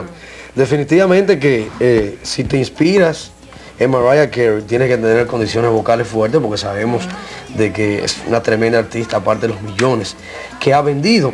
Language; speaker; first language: Spanish; native; Spanish